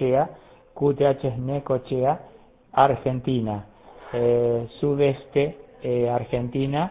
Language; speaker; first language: Spanish; native; Spanish